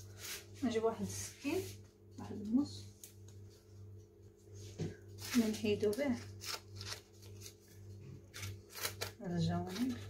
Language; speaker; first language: Arabic; native; Arabic